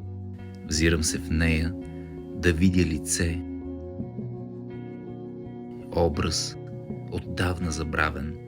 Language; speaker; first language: Bulgarian; native; Bulgarian